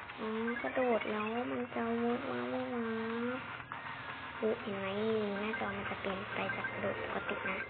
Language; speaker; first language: Thai; native; Thai